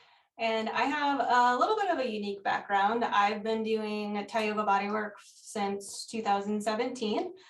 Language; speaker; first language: English; native; English